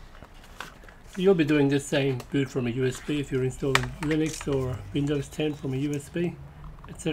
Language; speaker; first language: English; native; English